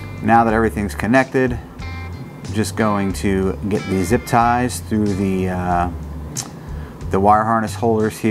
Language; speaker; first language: English; native; English